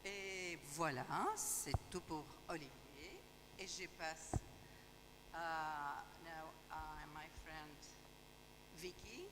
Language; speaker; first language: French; non-native, fluent; Greek